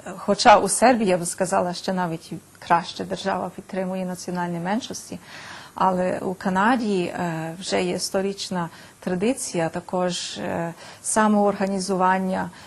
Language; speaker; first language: Ukrainian; early bilingual, heritage; Ukrainian